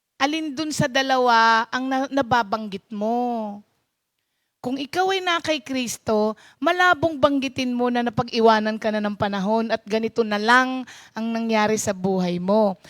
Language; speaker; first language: Filipino; non-native, local second language; Pampanga